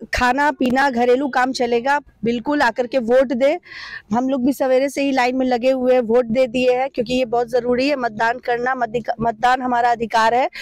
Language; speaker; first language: Hindi; native; Hindi